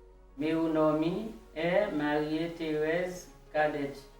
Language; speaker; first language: Portuguese; non-native, learner; Haitian Creole